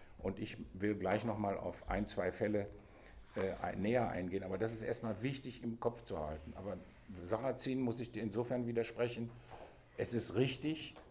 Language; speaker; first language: German; native; German